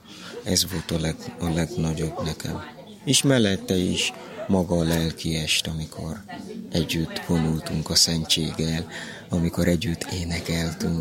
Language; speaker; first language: Hungarian; non-native, learner; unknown